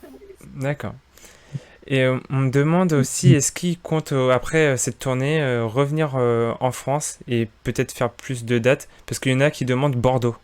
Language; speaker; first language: French; native; French